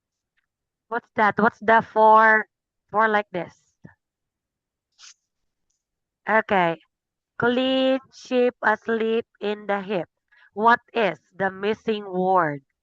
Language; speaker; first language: English; non-native, fluent; Filipino